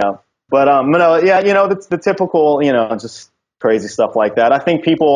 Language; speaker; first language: English; native; English